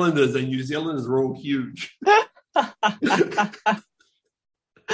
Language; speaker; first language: English; native; English